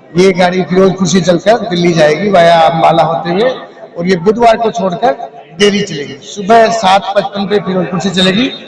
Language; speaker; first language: Hindi; non-native, local second language; Punjabi